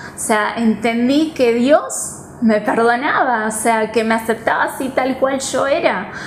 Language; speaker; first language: Spanish; native; Spanish